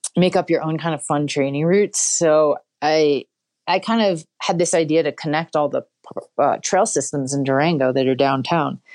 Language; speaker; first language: English; native; English